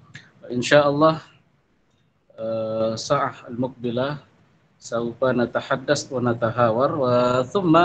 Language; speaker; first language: Arabic; non-native, fluent; Indonesian